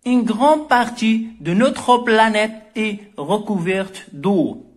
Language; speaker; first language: French; non-native, local second language; Arabic